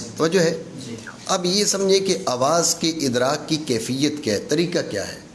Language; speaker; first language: Urdu; non-native, local second language; Punjabi